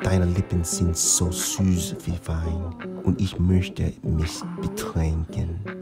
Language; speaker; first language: German; non-native, learner; English